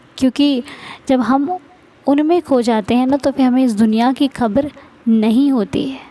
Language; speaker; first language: Hindi; native; Hindi